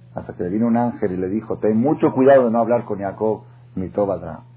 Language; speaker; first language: Spanish; non-native, fluent; Hebrew